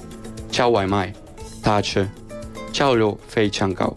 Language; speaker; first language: Chinese; non-native, fluent; Spanish